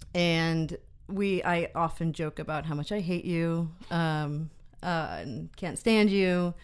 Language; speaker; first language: English; native; English